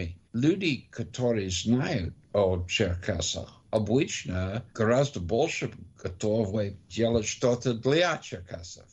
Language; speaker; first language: Russian; non-native, learner; English